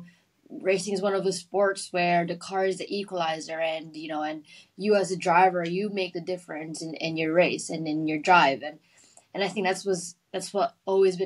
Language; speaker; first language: English; non-native, local second language; Filipino